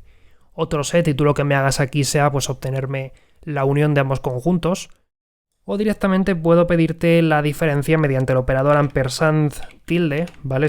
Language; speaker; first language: Spanish; native; Spanish